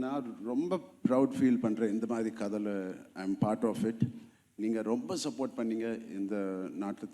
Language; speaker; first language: Tamil; non-native, local second language; Telugu